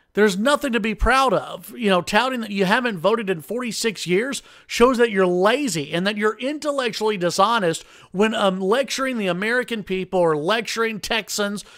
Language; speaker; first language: English; native; English